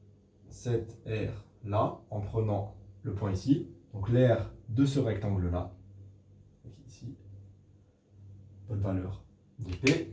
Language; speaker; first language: French; native; French